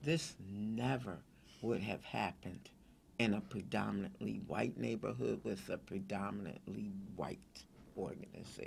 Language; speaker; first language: English; native; English